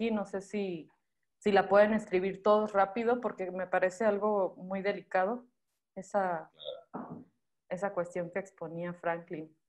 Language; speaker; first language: Spanish; native; Spanish